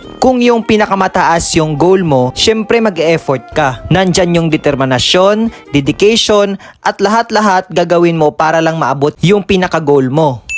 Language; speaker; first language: Filipino; non-native, local second language; Hiligaynon